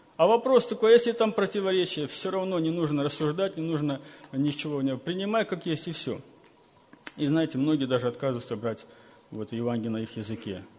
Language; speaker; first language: Russian; native; Russian